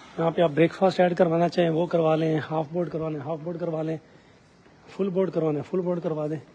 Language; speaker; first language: Urdu; non-native, local second language; Saraiki